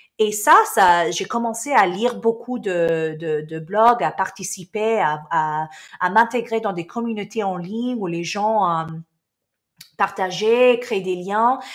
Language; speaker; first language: French; non-native, local second language; Arabic